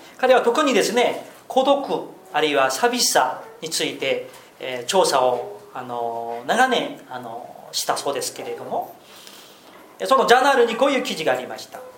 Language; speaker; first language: Japanese; non-native, fluent; Korean